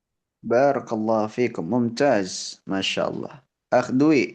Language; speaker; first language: Arabic; non-native, fluent; Indonesian